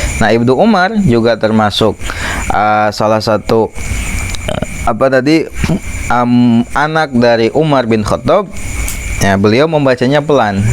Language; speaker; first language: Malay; non-native, local second language; Sundanese